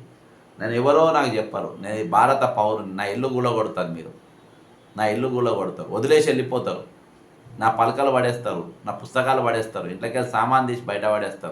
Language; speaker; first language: Telugu; native; Telugu